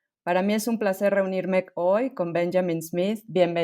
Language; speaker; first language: Spanish; native; Spanish